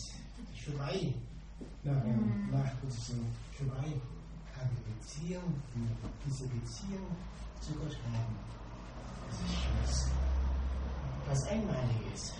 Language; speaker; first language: German; non-native, fluent; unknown